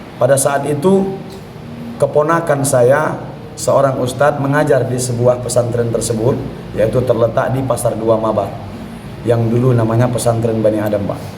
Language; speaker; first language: Indonesian; native; Indonesian